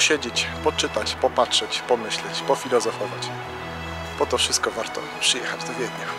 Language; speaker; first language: Polish; native; Polish